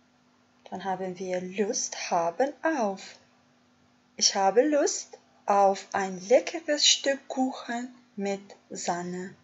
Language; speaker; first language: German; non-native, fluent; Albanian